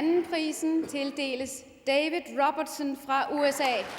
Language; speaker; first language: Danish; native; Danish